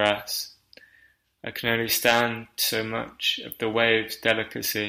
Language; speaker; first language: English; native; English